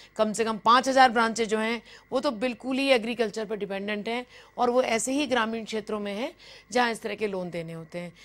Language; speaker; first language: Hindi; native; Hindi